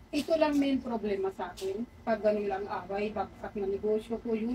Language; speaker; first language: Filipino; non-native, learner; Punjabi